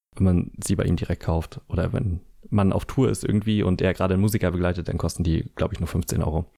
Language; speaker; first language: German; native; German